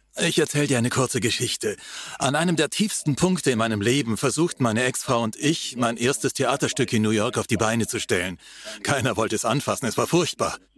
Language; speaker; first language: German; non-native, fluent; English